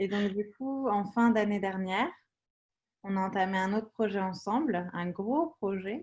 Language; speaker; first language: French; native; French